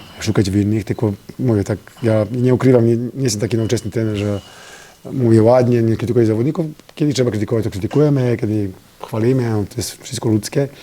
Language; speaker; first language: Polish; non-native, fluent; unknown